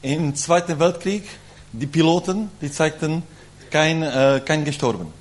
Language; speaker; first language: German; non-native, learner; Czech